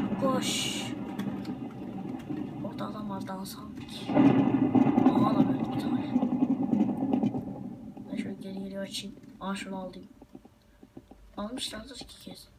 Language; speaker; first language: Turkish; native; Turkish